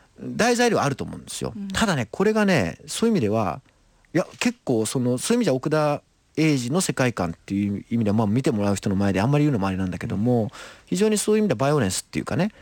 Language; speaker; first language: Japanese; native; Japanese